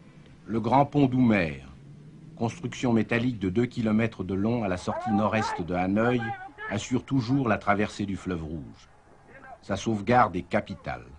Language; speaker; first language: French; native; French